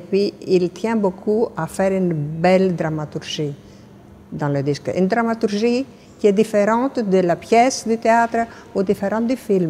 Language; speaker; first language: French; non-native, fluent; Greek